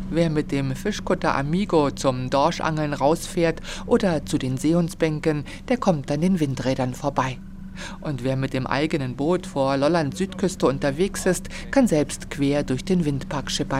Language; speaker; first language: German; native; German